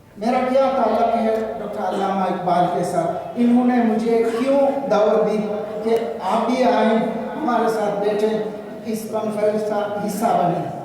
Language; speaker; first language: Urdu; non-native, fluent; Divehi